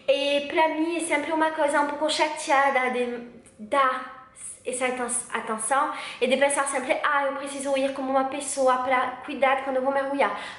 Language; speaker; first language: Portuguese; non-native, learner; French